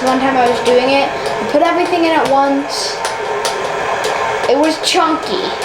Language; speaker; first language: English; native; English